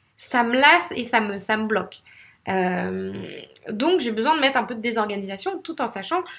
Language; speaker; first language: French; native; French